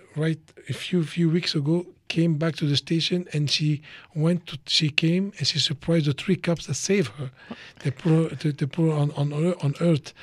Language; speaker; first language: English; non-native, fluent; French